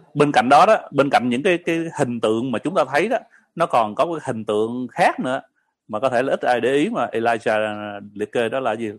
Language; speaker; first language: Vietnamese; early bilingual, heritage; Vietnamese